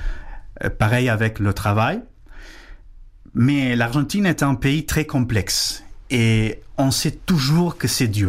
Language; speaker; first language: French; non-native, fluent; Spanish